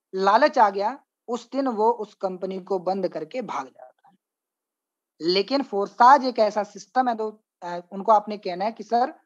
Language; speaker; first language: Hindi; native; Hindi